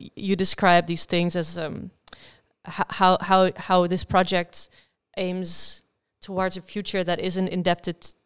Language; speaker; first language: English; non-native, fluent; Dutch